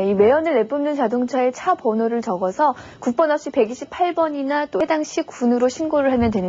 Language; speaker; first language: Korean; native; Korean